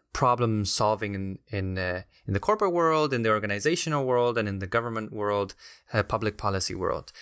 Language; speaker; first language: English; non-native, fluent; Spanish